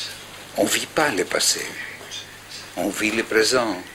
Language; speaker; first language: French; non-native, fluent; Greek